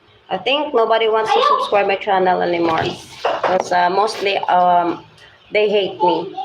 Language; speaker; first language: English; non-native, local second language; Cebuano